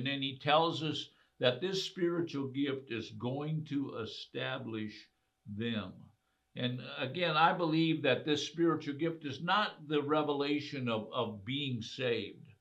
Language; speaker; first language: English; native; English